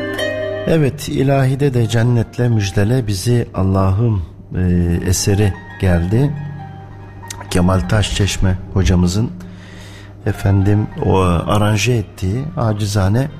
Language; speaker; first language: Turkish; native; Turkish